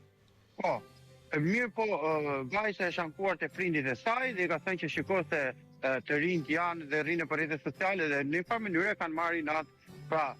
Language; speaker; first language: Albanian; native; Albanian